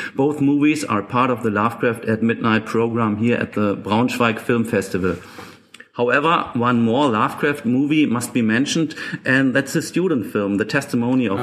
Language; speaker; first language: English; non-native, fluent; German